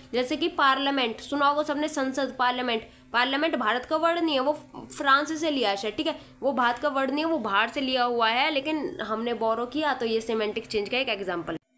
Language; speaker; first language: Hindi; native; Hindi